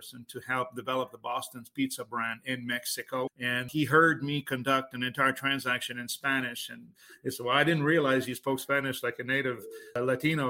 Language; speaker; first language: English; non-native, fluent; French